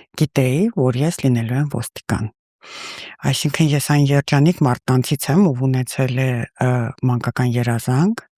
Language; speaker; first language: Armenian; early bilingual, heritage; Russian